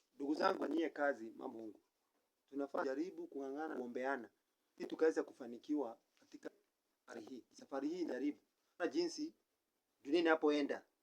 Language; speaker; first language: Swahili; non-native, local second language; Kikuyu